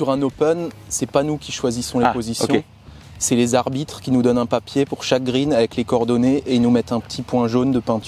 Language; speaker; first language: French; native; French